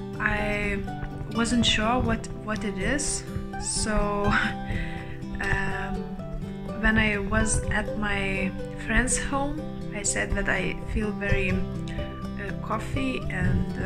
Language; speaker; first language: English; non-native, learner; Lithuanian